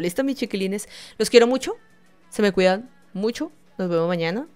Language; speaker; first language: Spanish; native; Spanish